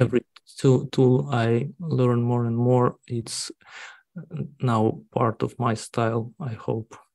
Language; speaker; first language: English; non-native, learner; Russian